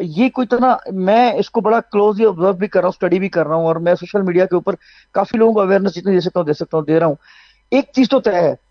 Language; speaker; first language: Urdu; non-native, local second language; Saraiki